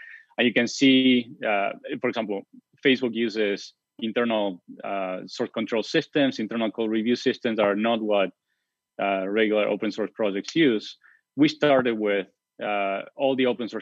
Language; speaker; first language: English; non-native, fluent; Spanish